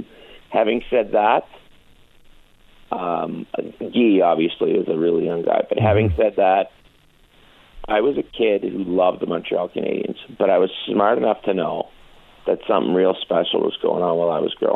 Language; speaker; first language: English; native; English